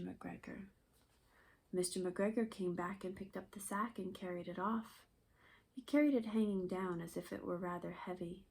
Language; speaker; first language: English; native; English